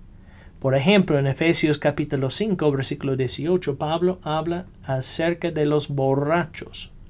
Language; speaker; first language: Spanish; non-native, fluent; English